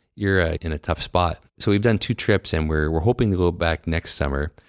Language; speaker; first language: English; native; English